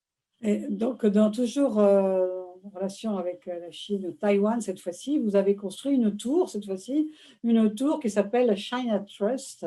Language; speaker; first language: French; native; French